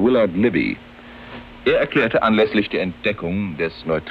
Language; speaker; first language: German; native; German